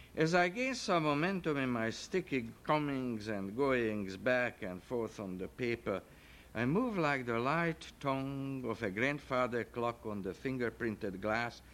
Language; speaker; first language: English; non-native, fluent; Hungarian